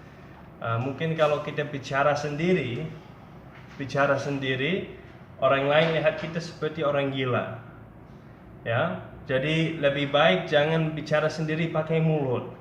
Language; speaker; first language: Indonesian; non-native, fluent; English